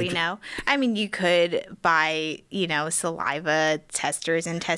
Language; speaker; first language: English; native; English